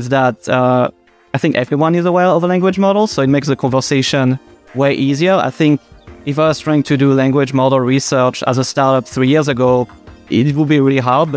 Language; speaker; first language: English; non-native, fluent; French